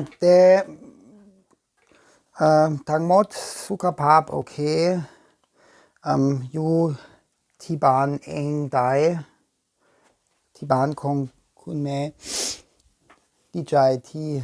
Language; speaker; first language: Thai; non-native, learner; German